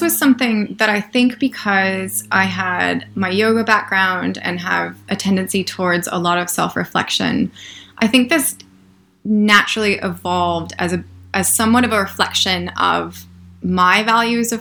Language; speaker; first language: English; native; English